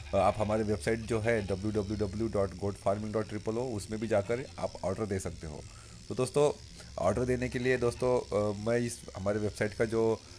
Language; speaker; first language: Hindi; non-native, local second language; Marathi